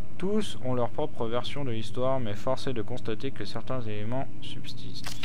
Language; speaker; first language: French; native; French